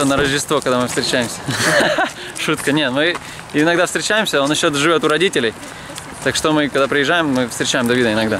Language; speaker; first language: Russian; native; Russian